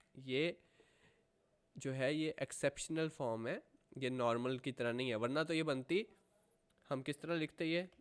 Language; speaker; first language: Urdu; native; Urdu